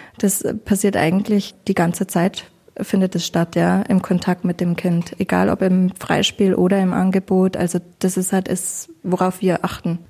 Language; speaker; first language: German; native; German